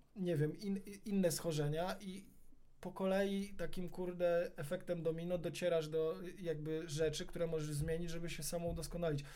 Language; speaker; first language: Polish; native; Polish